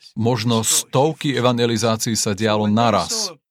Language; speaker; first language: Slovak; non-native, fluent; Spanish